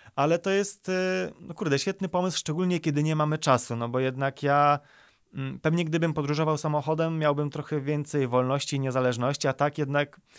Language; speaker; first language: Polish; native; Polish